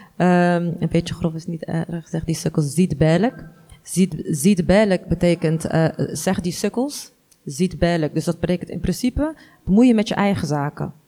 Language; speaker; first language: Dutch; early bilingual, other home language; Arabic